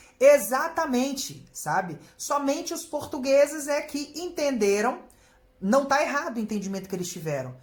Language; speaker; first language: Portuguese; native; Portuguese